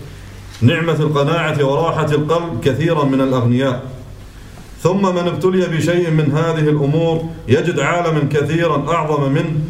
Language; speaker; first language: Arabic; native; Arabic